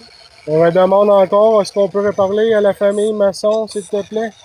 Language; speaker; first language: French; native; French